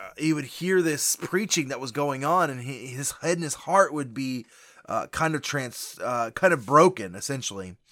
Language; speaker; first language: English; native; English